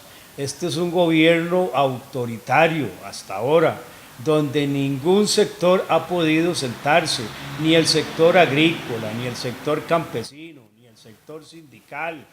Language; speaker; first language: Spanish; native; Spanish